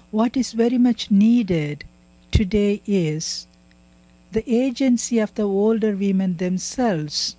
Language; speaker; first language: English; non-native, local second language; Tamil